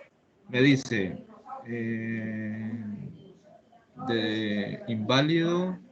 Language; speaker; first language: Spanish; native; Spanish